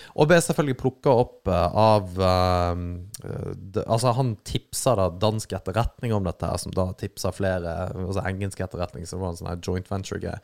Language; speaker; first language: Norwegian; native; Norwegian